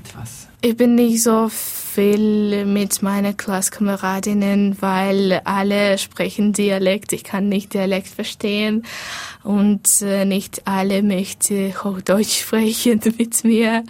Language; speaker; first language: German; non-native, learner; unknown